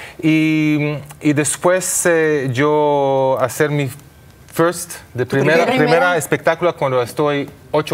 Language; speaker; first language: Spanish; non-native, learner; Hebrew